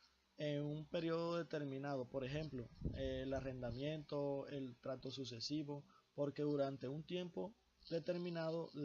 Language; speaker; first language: Spanish; native; Spanish